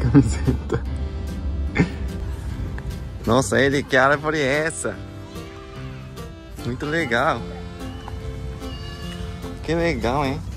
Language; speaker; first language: Portuguese; non-native, local second language; Japanese